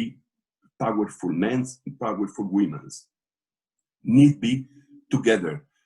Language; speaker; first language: English; non-native, learner; Portuguese